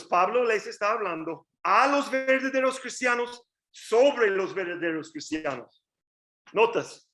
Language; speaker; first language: Spanish; non-native, learner; English